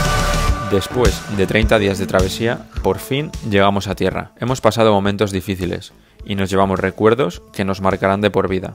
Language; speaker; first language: Spanish; native; Spanish